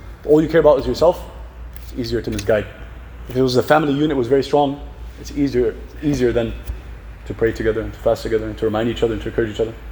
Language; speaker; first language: English; native; English